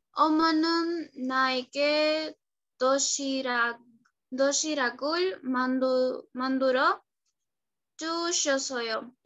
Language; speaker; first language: Korean; non-native, learner; Spanish